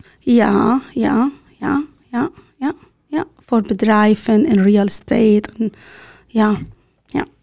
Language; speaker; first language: Dutch; non-native, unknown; Arabic